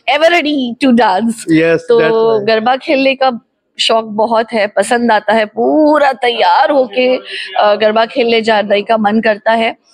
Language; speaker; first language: Hindi; non-native, local second language; Gujarati